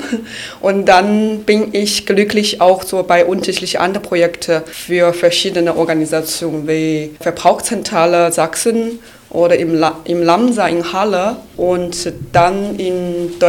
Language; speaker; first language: German; non-native, fluent; Chinese